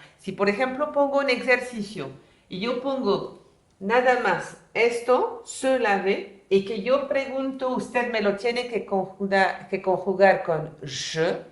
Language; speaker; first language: Spanish; non-native, fluent; French